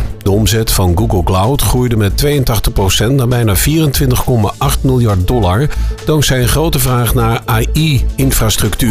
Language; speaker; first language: Dutch; native; Dutch